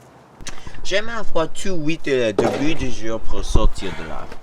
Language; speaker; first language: French; non-native, learner; English